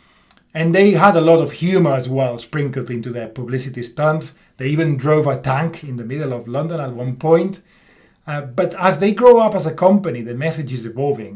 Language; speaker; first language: English; non-native, fluent; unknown